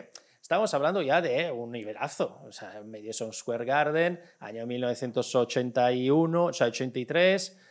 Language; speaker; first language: Spanish; non-native, fluent; Italian